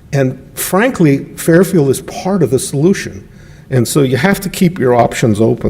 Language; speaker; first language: English; native; English